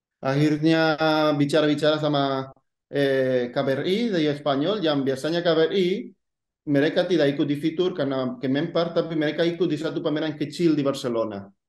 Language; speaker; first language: Indonesian; non-native, fluent; Spanish